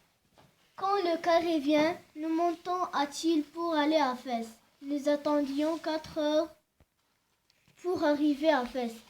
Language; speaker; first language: French; non-native, learner; Arabic